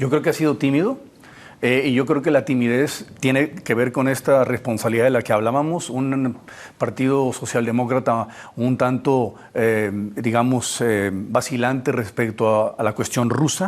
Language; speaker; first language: Spanish; native; Spanish